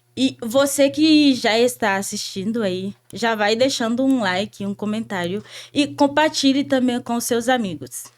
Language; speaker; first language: Portuguese; non-native, fluent; Haitian Creole